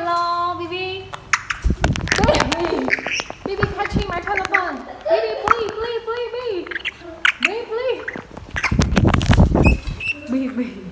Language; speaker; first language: English; non-native, learner; Vietnamese